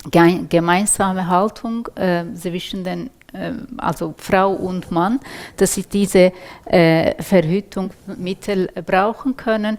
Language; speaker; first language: German; non-native, fluent; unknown